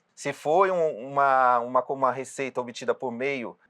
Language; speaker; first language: Portuguese; native; Portuguese